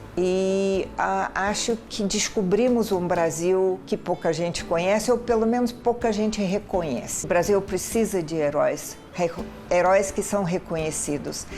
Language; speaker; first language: Portuguese; non-native, fluent; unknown